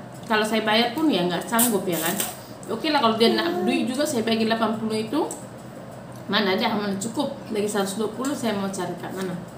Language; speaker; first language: Malay; non-native, fluent; Batak Toba